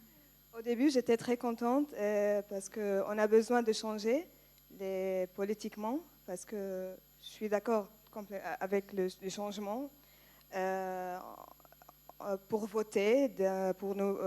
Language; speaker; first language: French; non-native, learner; Arabic